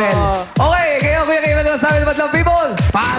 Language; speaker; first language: Filipino; native; Filipino